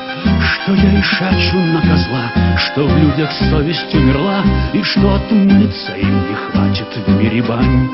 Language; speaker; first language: Russian; native; Russian